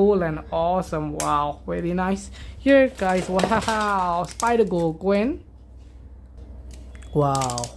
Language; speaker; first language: English; non-native, learner; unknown